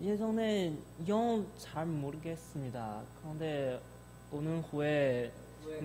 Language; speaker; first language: Korean; non-native, learner; Chinese